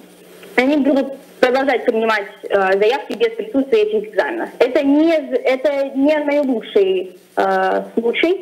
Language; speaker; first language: Russian; early bilingual, other home language; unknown